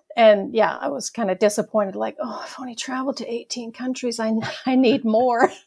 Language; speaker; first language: English; native; English